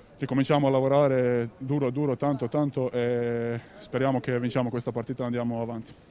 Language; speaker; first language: Italian; non-native, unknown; Croatian